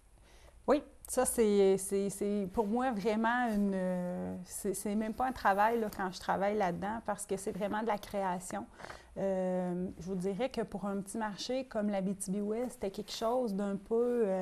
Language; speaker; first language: French; native; French